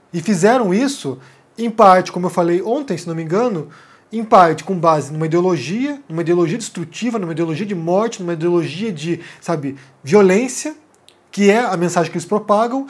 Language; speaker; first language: Portuguese; native; Portuguese